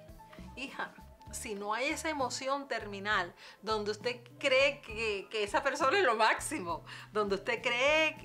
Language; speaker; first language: Spanish; native; Spanish